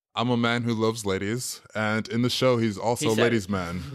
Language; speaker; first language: English; native; English